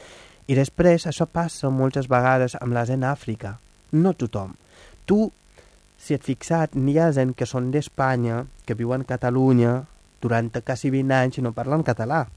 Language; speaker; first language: Catalan; non-native, fluent; Wolof